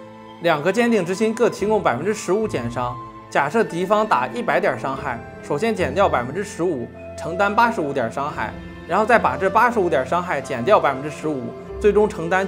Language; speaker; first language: Chinese; native; Chinese